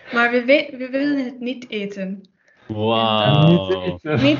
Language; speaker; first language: Dutch; non-native, learner; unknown